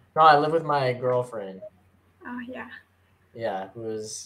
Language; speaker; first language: English; native; English